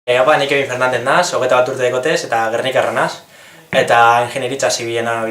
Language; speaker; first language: Basque; native; Basque